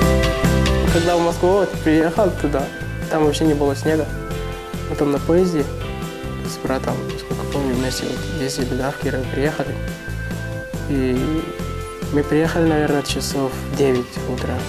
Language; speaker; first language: Russian; non-native, learner; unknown